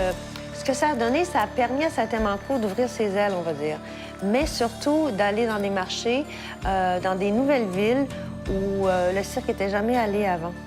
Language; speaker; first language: French; native; French